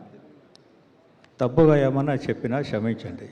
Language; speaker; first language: Telugu; non-native, learner; Tamil